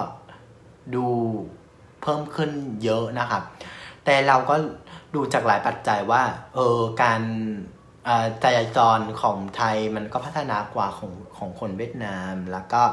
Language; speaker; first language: Thai; non-native, fluent; Vietnamese